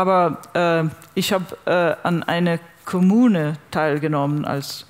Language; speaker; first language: German; non-native, fluent; English